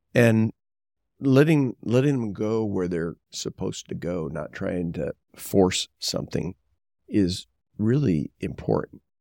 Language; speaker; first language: English; native; English